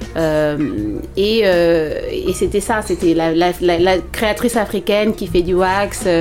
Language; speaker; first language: French; non-native, local second language; Lingala